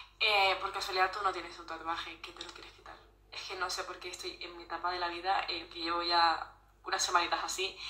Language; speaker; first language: Spanish; native; Spanish